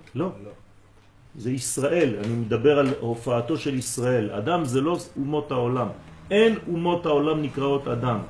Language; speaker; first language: Hebrew; non-native, fluent; French